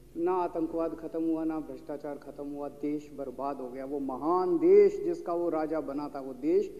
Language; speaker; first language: Hindi; native; Hindi